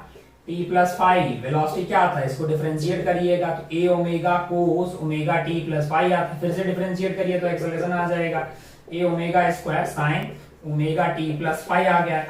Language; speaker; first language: Hindi; native; Hindi